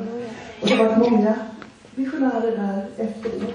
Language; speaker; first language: Swedish; early bilingual, other home language; Portuguese